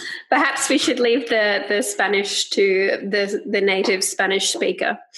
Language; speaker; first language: English; native; English